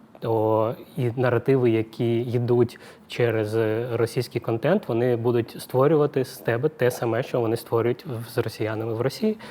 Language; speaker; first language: Ukrainian; non-native, local second language; Russian